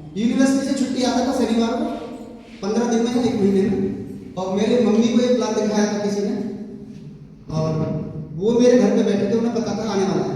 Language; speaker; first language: Hindi; native; Hindi